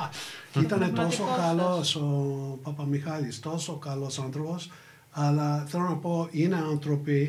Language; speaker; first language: Greek; early bilingual, heritage; English